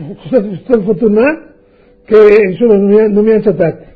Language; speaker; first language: Italian; non-native, local second language; Friulian